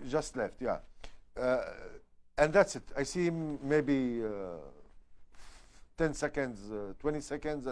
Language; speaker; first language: English; non-native, learner; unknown